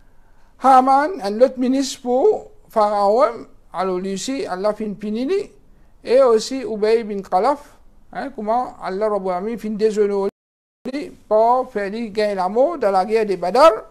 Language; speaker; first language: French; non-native, local second language; Morisyen